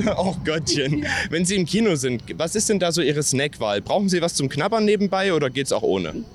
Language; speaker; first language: German; native; German